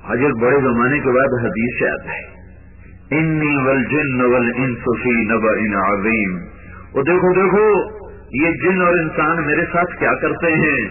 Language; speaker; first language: Urdu; non-native, local second language; Punjabi